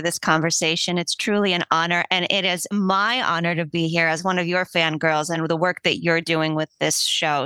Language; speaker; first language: English; early bilingual, other home language; Polish